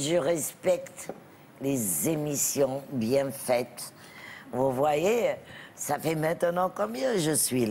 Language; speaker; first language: French; non-native, local second language; Arabic